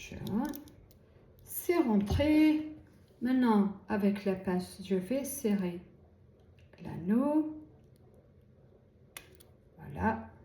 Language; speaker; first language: French; native; French